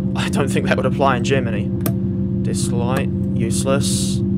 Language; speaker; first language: English; native; English